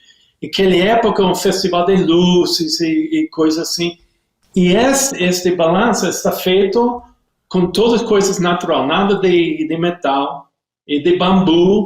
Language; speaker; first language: Portuguese; non-native, learner; English